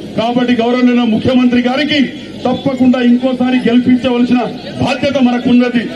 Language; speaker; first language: Telugu; non-native, local second language; Lambadi